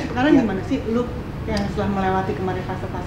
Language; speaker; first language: Indonesian; native; Indonesian